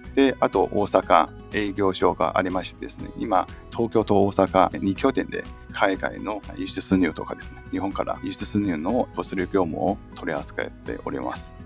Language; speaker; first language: Japanese; non-native, fluent; Chinese